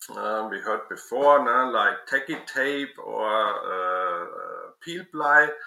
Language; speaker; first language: English; non-native, learner; German